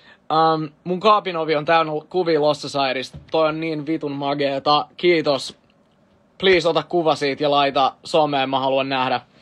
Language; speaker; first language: Finnish; native; Finnish